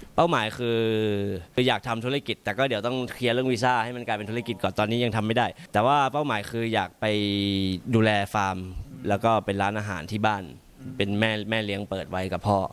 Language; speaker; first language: Thai; early bilingual, other home language; English